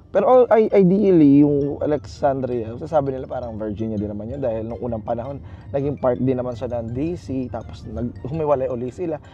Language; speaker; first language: Filipino; native; Filipino